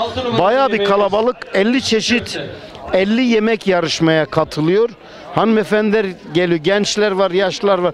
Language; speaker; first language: Turkish; native; Turkish